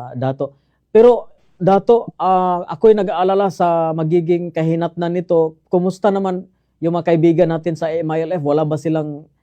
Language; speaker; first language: Filipino; native; Filipino